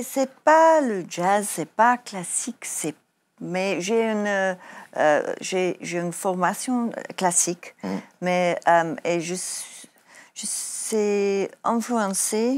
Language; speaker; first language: French; non-native, learner; Afrikaans